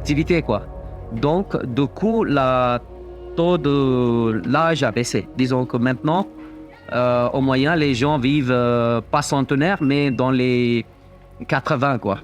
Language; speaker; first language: French; non-native, fluent; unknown